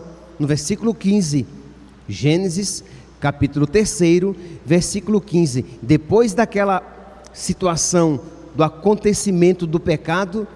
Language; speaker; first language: Portuguese; native; Portuguese